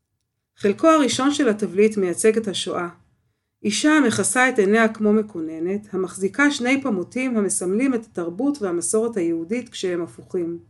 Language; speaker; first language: Hebrew; native; Hebrew